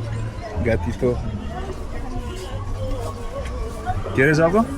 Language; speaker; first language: Spanish; non-native, learner; English